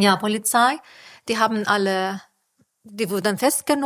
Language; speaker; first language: German; non-native, fluent; Persian